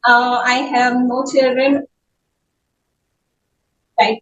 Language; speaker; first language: English; non-native, learner; Hindi